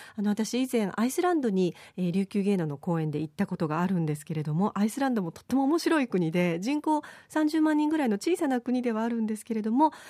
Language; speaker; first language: Japanese; native; Japanese